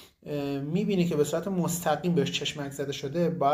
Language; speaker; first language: Persian; native; Persian